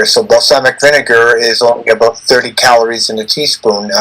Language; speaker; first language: English; native; English